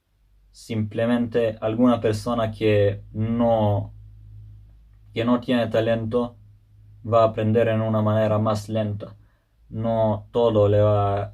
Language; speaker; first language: Spanish; non-native, fluent; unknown